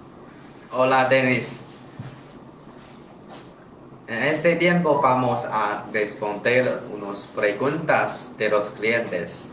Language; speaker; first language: Spanish; non-native, learner; Chinese